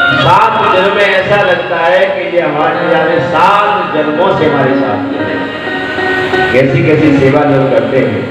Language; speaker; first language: Hindi; native; Hindi